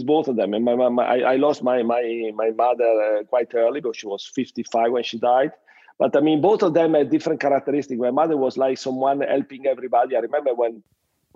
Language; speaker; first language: English; non-native, fluent; Italian